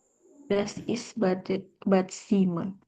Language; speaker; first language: German; non-native, learner; Indonesian